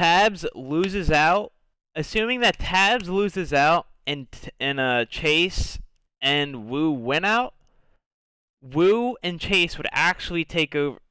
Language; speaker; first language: English; native; English